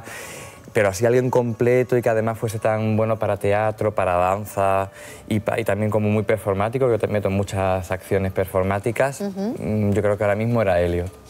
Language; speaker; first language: Spanish; native; Spanish